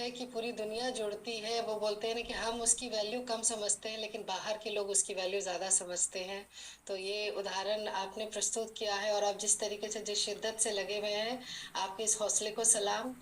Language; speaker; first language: Hindi; native; Hindi